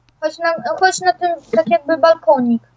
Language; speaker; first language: Polish; native; Polish